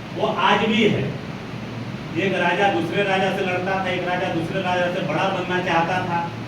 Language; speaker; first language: Hindi; native; Hindi